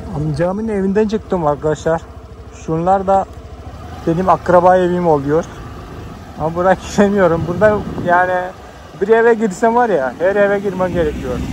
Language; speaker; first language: Turkish; non-native, fluent; Malayalam